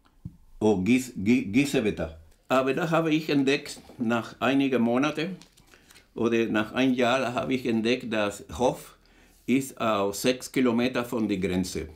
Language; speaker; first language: German; non-native, fluent; Spanish